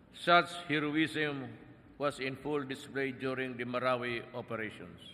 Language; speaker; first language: English; non-native, local second language; Filipino